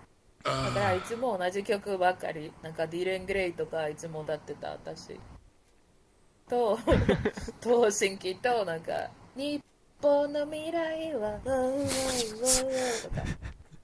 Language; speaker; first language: Japanese; non-native, learner; Spanish